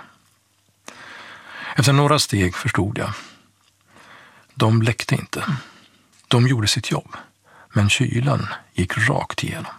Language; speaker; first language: Swedish; early bilingual, other home language; Persian